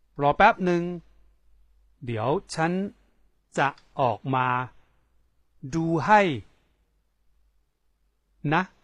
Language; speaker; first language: Thai; non-native, fluent; Chinese